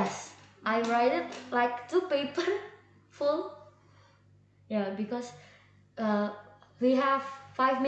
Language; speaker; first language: English; non-native, learner; Indonesian